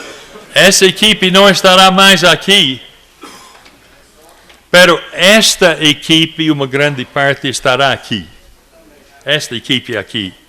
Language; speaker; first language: Portuguese; non-native, fluent; English